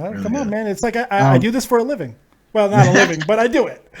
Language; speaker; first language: English; native; English